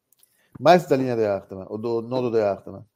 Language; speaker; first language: Portuguese; non-native, learner; Italian